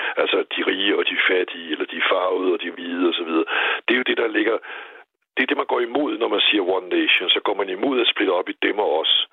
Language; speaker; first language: Danish; native; Danish